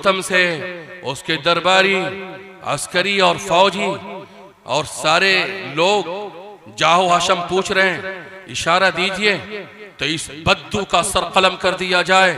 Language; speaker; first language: Urdu; native; Urdu